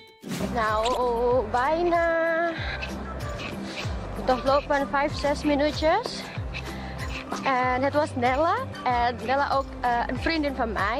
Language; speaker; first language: Dutch; non-native, learner; Indonesian